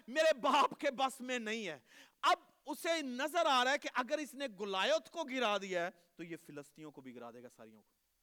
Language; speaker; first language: Urdu; native; Urdu